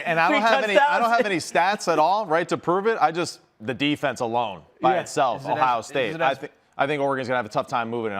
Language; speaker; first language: English; native; English